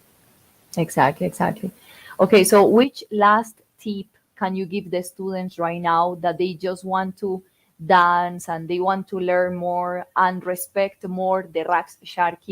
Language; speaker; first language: English; non-native, fluent; Spanish